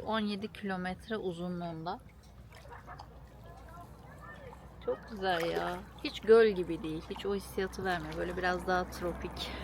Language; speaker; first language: Turkish; native; Turkish